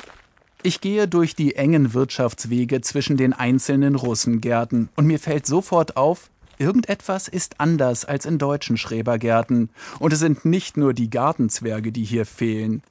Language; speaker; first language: German; native; German